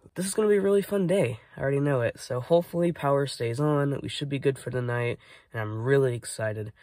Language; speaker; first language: English; native; English